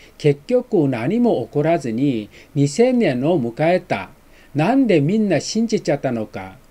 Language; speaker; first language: Japanese; non-native, fluent; Chinese